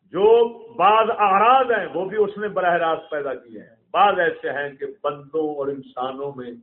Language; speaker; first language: Urdu; non-native, local second language; Punjabi